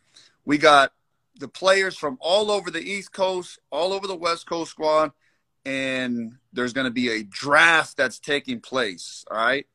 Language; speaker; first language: English; native; English